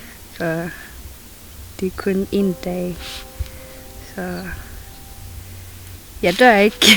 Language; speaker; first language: Danish; non-native, local second language; Kalaallisut